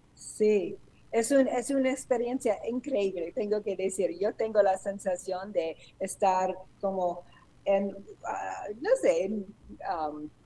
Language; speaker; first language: Spanish; non-native, fluent; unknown